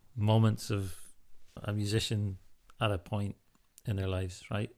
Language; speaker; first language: English; native; English